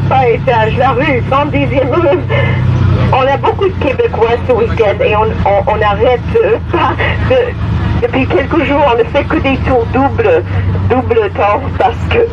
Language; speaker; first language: French; non-native, fluent; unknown